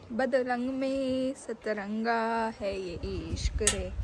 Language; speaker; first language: Hindi; non-native, local second language; Marathi